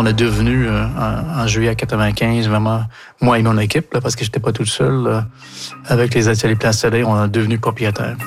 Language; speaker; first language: French; non-native, local second language; English